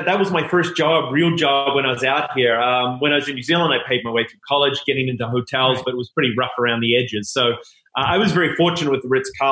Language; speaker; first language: English; native; English